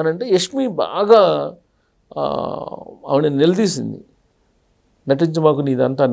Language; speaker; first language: Telugu; native; Telugu